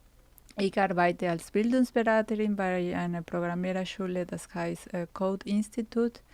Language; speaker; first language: German; non-native, fluent; Spanish